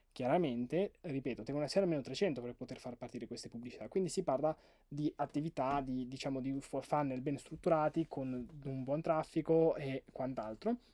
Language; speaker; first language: Italian; native; Italian